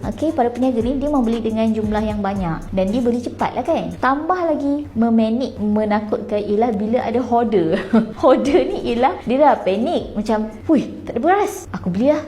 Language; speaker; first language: Malay; native; Malay